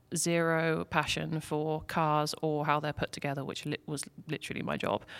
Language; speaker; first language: English; native; English